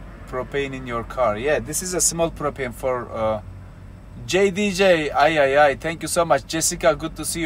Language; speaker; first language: English; non-native, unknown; Turkish